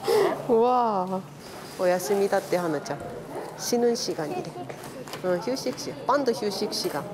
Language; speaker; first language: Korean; non-native, fluent; Japanese